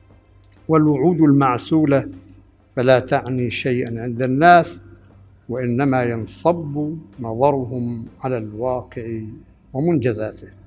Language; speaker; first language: Arabic; native; Arabic